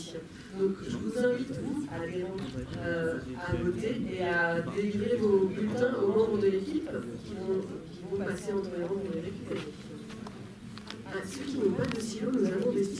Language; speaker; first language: French; native; French